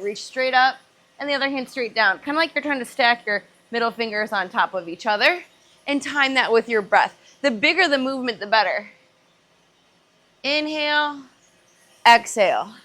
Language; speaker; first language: English; native; English